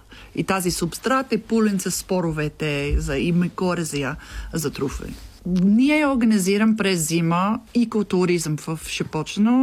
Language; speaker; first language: Bulgarian; non-native, learner; English